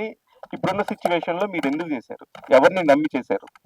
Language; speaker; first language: Telugu; native; Telugu